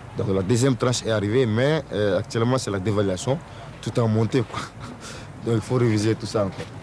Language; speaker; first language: French; non-native, local second language; Soninke